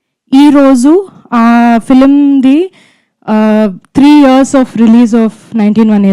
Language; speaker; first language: Telugu; non-native, fluent; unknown